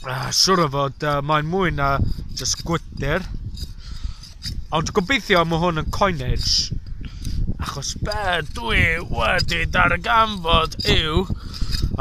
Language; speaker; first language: Welsh; non-native, learner; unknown